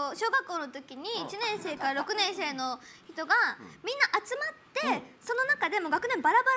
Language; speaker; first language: Japanese; native; Japanese